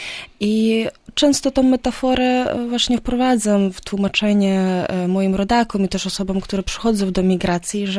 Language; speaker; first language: Polish; non-native, fluent; Ukrainian